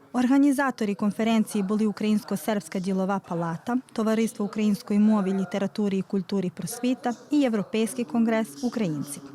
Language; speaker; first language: Ukrainian; early bilingual, heritage; Ukrainian